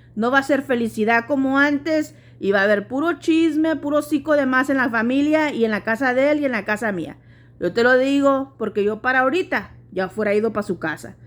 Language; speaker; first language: Spanish; early bilingual, heritage; Spanish